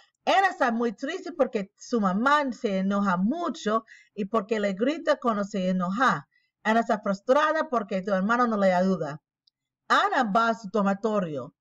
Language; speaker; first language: Spanish; non-native, learner; English